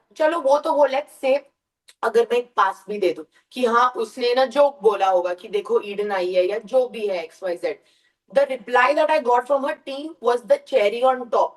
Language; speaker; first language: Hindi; early bilingual, heritage; Hindi